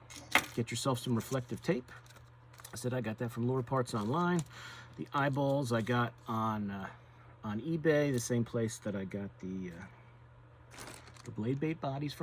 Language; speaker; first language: English; native; English